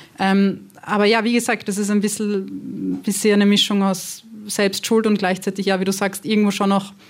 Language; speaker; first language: German; early bilingual, other home language; Croatian